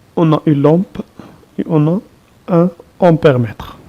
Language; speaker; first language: French; non-native, local second language; Arabic